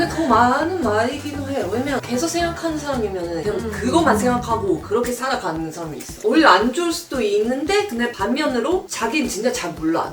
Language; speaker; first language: Korean; non-native, fluent; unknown